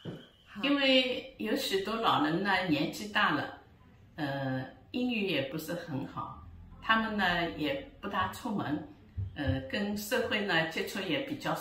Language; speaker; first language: Chinese; non-native, local second language; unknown